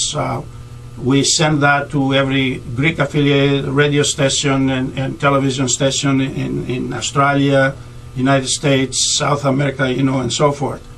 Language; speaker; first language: English; non-native, fluent; Greek